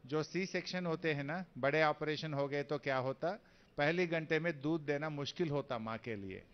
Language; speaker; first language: Hindi; non-native, local second language; Telugu